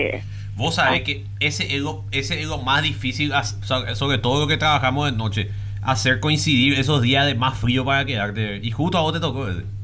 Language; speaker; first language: Spanish; native; Spanish